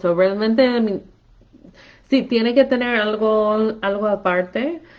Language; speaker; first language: Spanish; non-native, fluent; English